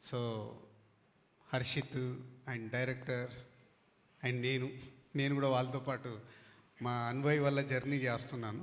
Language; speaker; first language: Telugu; native; Telugu